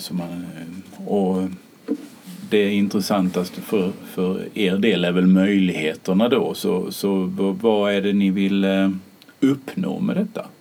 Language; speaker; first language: Swedish; native; Swedish